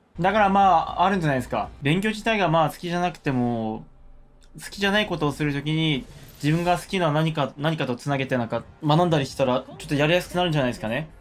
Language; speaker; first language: Japanese; non-native, fluent; Korean